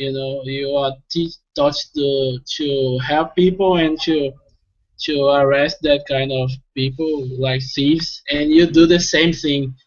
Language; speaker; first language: English; non-native, fluent; Portuguese